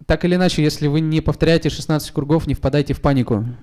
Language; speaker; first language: Russian; native; Russian